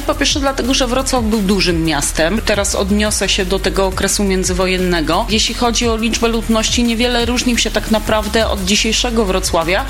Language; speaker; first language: Polish; native; Polish